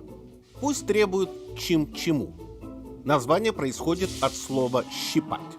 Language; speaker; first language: Russian; native; Russian